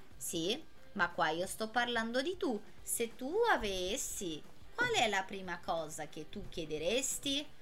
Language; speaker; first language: Italian; non-native, fluent; Portuguese